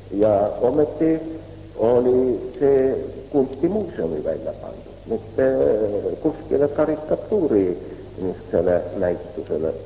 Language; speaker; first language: Estonian; native; Estonian